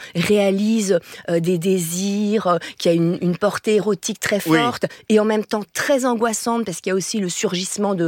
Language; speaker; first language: French; native; French